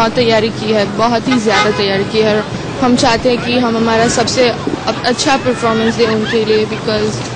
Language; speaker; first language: Hindi; non-native, local second language; Gujarati